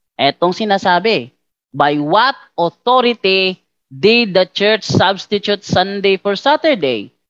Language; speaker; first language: English; non-native, local second language; Filipino